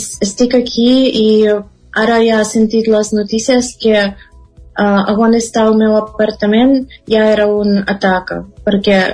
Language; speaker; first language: Catalan; non-native, fluent; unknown